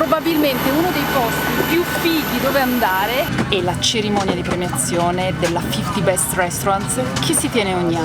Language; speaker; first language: Italian; native; Italian